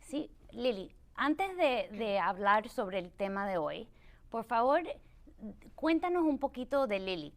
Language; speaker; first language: Spanish; early bilingual, other home language; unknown